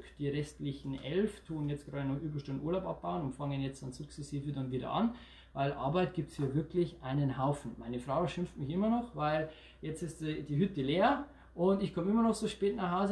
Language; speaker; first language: German; native; German